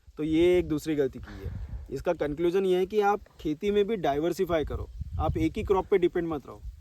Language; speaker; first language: Hindi; non-native, local second language; Marathi